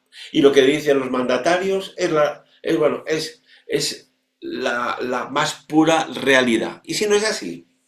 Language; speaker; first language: Spanish; non-native, local second language; Catalan